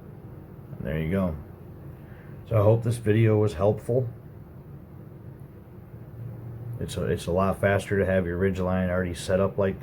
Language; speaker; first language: English; native; English